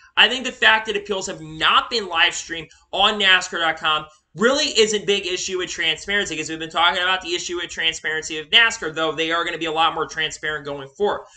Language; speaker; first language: English; native; English